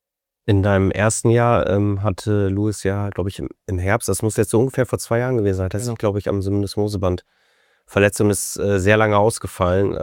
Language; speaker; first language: German; native; German